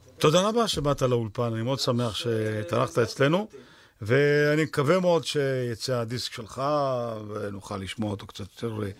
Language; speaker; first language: Hebrew; native; Hebrew